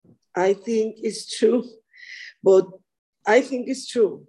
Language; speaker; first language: English; non-native, learner; Spanish